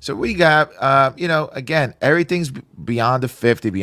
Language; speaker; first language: English; native; English